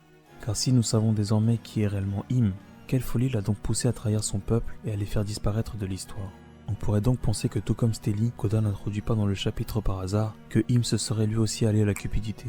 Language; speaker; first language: French; native; French